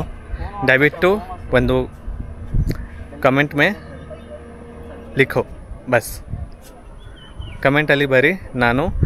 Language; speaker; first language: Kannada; non-native, learner; Hindi